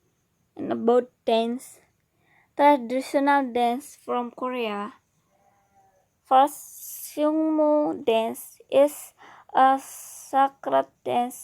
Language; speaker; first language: English; non-native, learner; Indonesian